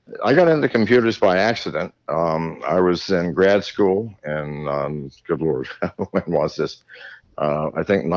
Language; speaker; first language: English; native; English